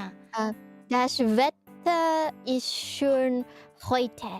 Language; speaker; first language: German; non-native, learner; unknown